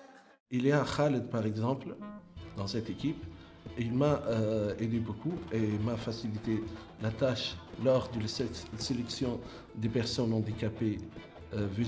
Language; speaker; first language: French; non-native, local second language; Arabic